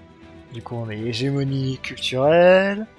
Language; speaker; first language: French; native; French